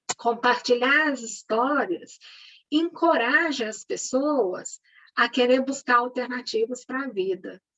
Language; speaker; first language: Portuguese; native; Portuguese